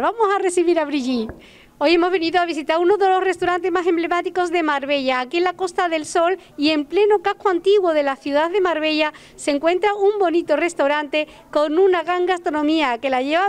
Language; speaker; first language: Spanish; native; Spanish